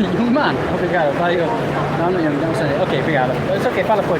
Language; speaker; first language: Portuguese; non-native, learner; English